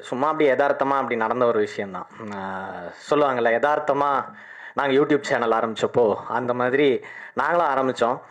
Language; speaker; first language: Tamil; native; Tamil